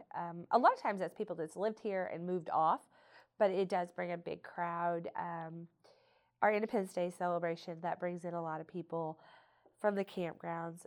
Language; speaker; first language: English; native; English